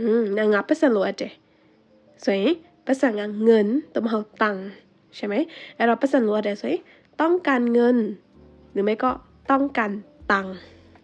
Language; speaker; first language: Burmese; native; Burmese